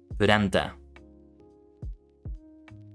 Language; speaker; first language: Japanese; non-native, learner; English